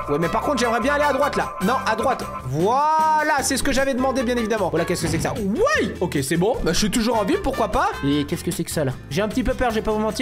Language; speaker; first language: French; native; French